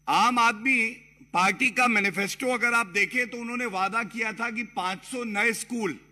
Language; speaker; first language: Hindi; native; Hindi